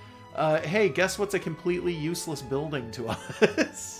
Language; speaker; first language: English; native; English